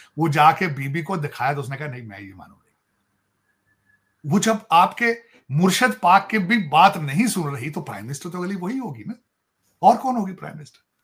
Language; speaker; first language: Hindi; native; Hindi